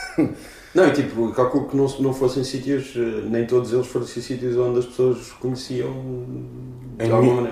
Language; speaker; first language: Portuguese; native; Portuguese